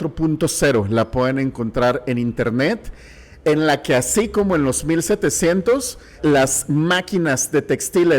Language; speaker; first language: Spanish; native; Spanish